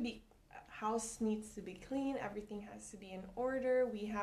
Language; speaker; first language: English; non-native, local second language; Cebuano